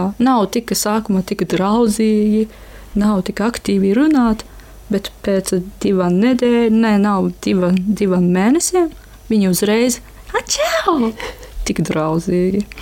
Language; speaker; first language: Latvian; non-native, learner; Japanese